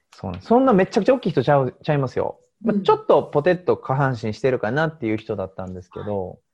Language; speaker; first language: Japanese; native; Japanese